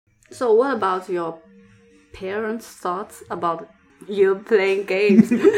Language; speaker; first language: English; non-native, learner; Chinese